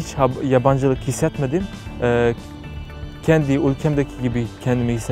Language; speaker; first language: Turkish; non-native, fluent; Serbian